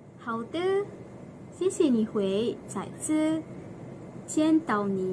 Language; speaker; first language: Chinese; non-native, learner; Malay